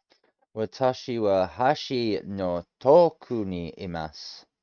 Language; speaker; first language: Japanese; non-native, learner; English